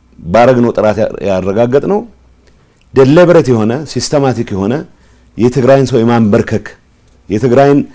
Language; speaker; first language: Amharic; non-native, local second language; Tigrinya